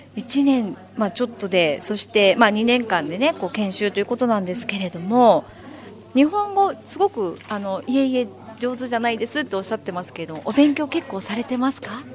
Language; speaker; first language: Japanese; native; Japanese